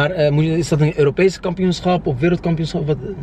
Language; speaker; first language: Dutch; native; Dutch